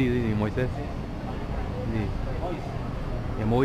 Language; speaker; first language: Spanish; non-native, learner; English